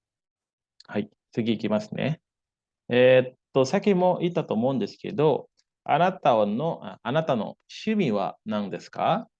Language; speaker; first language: Japanese; non-native, fluent; Indonesian